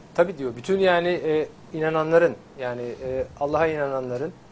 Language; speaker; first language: Turkish; native; Turkish